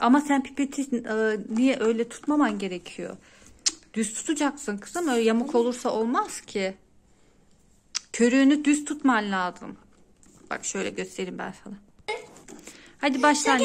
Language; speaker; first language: Turkish; native; Turkish